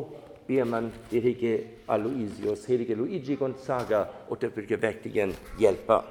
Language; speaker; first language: Swedish; non-native, fluent; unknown